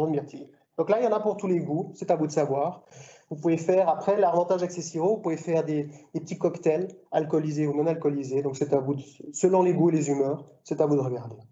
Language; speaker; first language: French; native; French